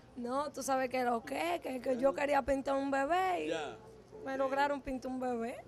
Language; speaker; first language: Spanish; native; Spanish